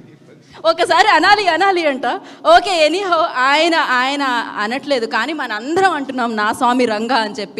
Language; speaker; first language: Telugu; native; Telugu